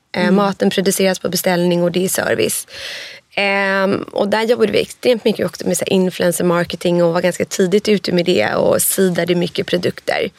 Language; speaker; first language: Swedish; native; Swedish